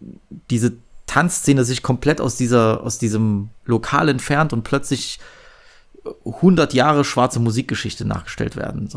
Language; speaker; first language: German; native; German